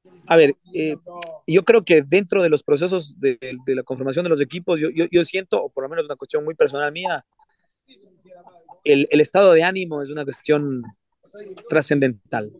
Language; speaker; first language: Spanish; native; Spanish